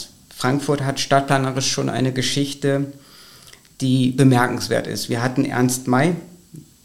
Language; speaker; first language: German; native; German